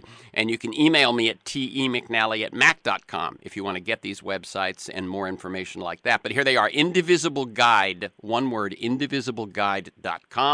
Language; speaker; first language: English; native; English